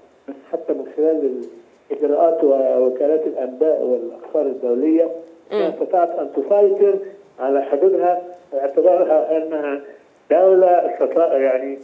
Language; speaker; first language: Arabic; native; Arabic